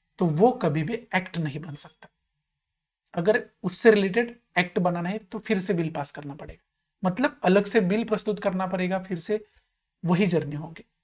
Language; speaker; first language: Hindi; non-native, local second language; Marathi